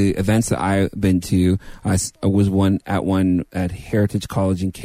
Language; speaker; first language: English; native; English